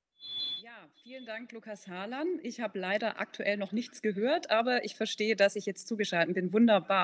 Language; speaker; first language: German; native; German